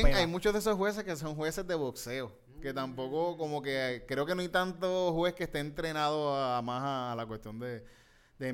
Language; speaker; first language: Spanish; native; Spanish